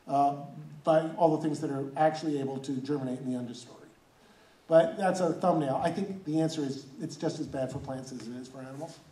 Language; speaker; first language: English; native; English